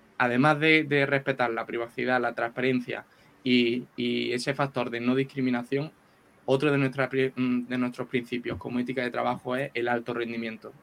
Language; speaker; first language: Spanish; native; Spanish